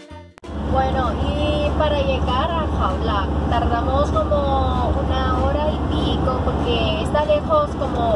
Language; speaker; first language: Spanish; non-native, learner; Thai